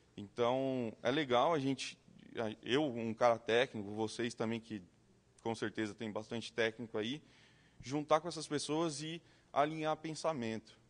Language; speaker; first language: Portuguese; native; Portuguese